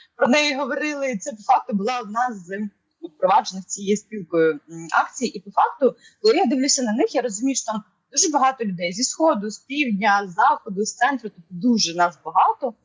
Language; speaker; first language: Ukrainian; non-native, local second language; Russian